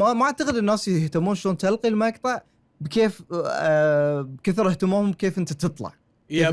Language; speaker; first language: Arabic; native; Arabic